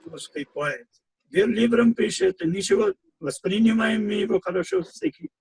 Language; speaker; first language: Russian; non-native, fluent; Hindi